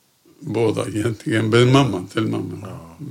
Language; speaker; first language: Swedish; non-native, fluent; Arabic